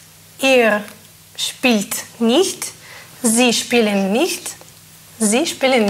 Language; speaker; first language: German; non-native, learner; Russian